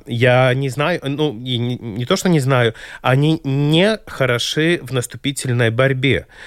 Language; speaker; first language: Russian; non-native, local second language; Latvian